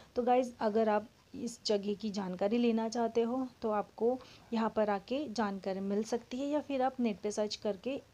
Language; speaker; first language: Hindi; non-native, local second language; Marathi